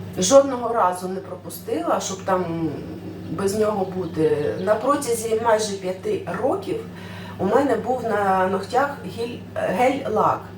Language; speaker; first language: Ukrainian; non-native, local second language; Russian